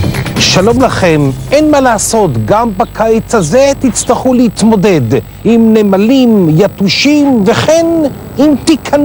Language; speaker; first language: Hebrew; native; Hebrew